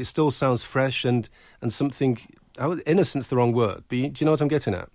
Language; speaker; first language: English; native; English